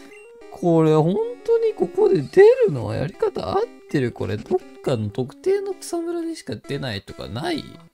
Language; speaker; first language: Japanese; native; Japanese